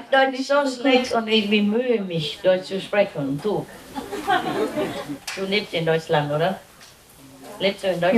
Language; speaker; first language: German; non-native, learner; Vietnamese